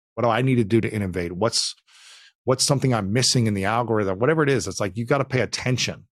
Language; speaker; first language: English; native; English